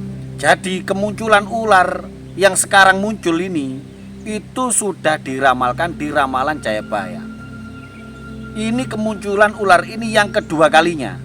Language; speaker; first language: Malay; non-native, local second language; Javanese